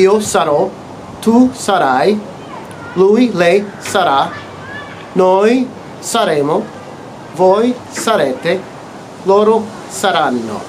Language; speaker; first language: Italian; non-native, fluent; English